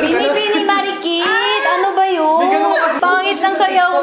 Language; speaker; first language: Filipino; non-native, fluent; Korean